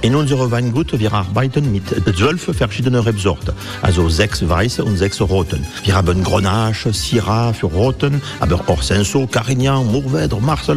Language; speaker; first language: German; non-native, fluent; French